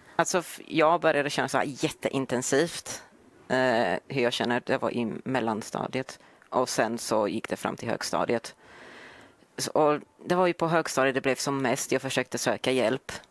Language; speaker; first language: Swedish; early bilingual, other home language; Polish